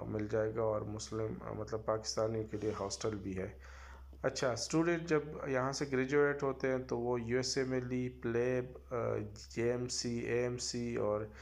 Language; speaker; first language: Urdu; non-native, local second language; Pashto